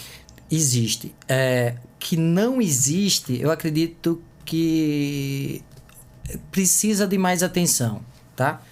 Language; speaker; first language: Portuguese; native; Portuguese